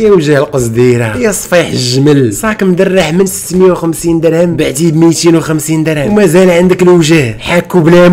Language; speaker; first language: Arabic; native; Arabic